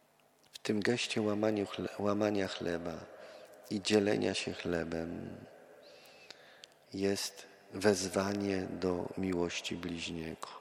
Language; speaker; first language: Polish; native; Polish